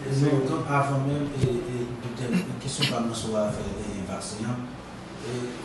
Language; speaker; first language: French; non-native, local second language; Haitian Creole